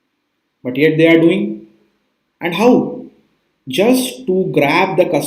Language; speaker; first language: English; non-native, local second language; Hindi